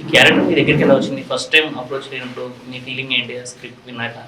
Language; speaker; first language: Telugu; native; Telugu